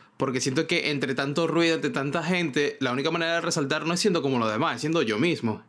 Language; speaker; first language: Spanish; native; Spanish